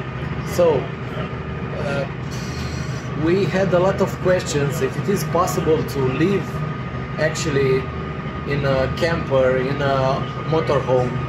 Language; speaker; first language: English; non-native, fluent; Romanian